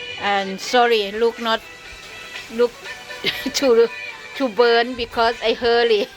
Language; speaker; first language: English; non-native, learner; Thai